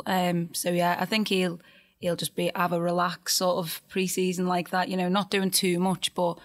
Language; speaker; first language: English; native; English